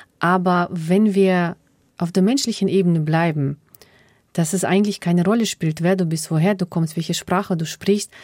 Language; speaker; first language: German; early bilingual, other home language; Russian